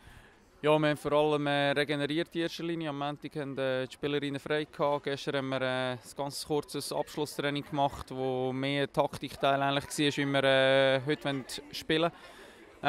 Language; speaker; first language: German; native; German